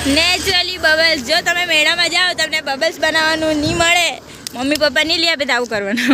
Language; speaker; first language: Gujarati; non-native, local second language; Kukna